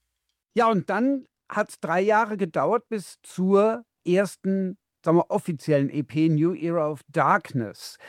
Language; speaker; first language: German; native; German